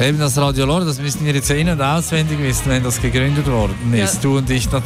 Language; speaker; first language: German; native; German